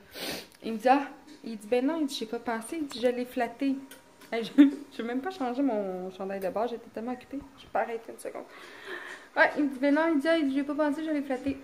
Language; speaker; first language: French; native; French